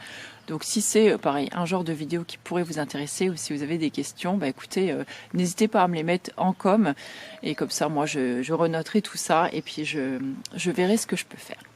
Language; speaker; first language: French; native; French